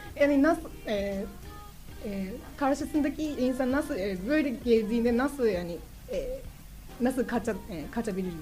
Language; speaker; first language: Turkish; non-native, learner; Japanese